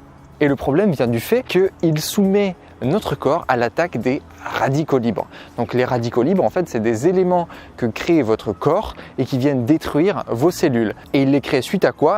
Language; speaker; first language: French; native; French